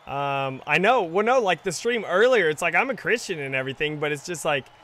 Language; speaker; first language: English; native; English